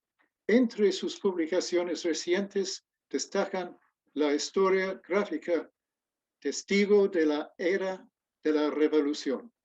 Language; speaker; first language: Spanish; non-native, fluent; English